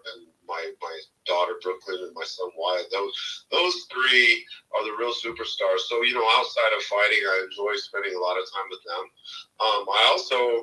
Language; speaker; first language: English; native; English